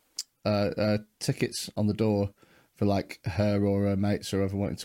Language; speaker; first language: English; native; English